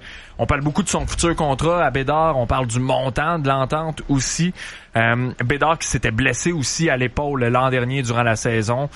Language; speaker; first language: French; native; French